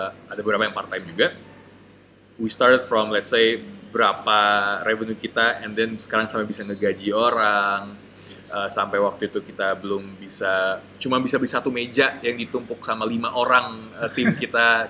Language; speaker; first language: Indonesian; native; Indonesian